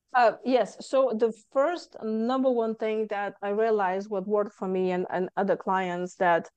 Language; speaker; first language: English; non-native, fluent; Lithuanian